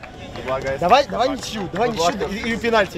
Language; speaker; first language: Russian; native; Russian